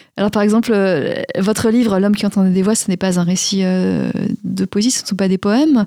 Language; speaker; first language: French; native; French